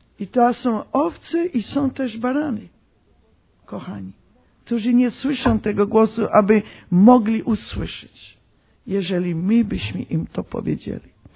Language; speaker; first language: Polish; early bilingual, heritage; Polish